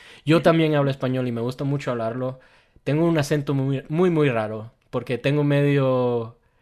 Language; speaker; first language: Spanish; early bilingual, heritage; Spanish